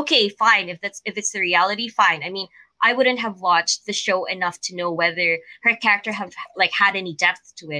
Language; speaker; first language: English; non-native, local second language; Filipino